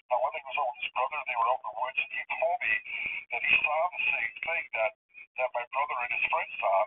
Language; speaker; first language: English; native; English